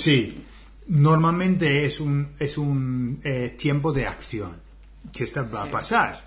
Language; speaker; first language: Spanish; non-native, fluent; English